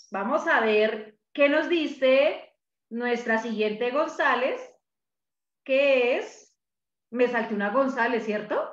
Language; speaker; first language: Spanish; native; Spanish